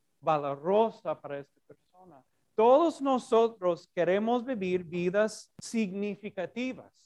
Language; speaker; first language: Spanish; non-native, fluent; English